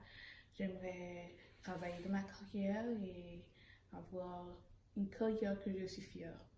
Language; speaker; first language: French; early bilingual, heritage; Haitian Creole